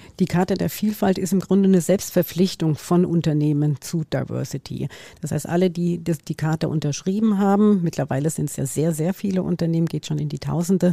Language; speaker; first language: German; native; German